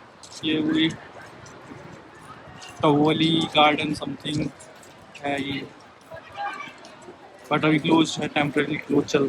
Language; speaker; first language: Hindi; native; Hindi